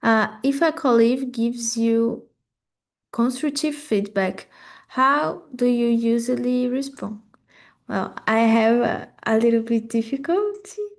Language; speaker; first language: English; non-native, learner; Portuguese